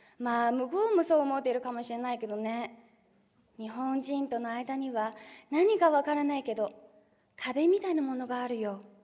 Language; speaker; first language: Japanese; non-native, fluent; Chinese